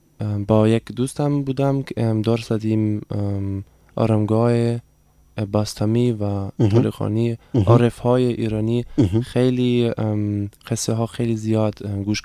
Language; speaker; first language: Persian; non-native, learner; German